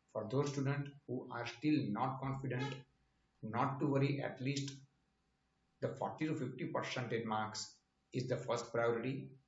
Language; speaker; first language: English; non-native, local second language; Gujarati